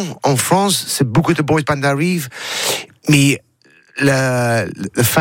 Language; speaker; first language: French; non-native, learner; English